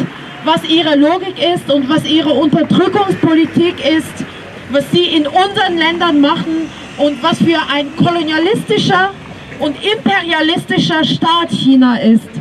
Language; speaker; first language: German; early bilingual, other home language; Tibetan